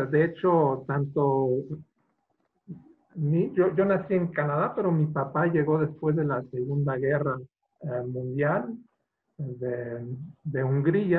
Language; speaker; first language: Spanish; non-native, fluent; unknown